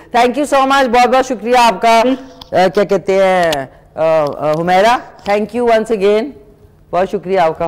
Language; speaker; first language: Urdu; native; Urdu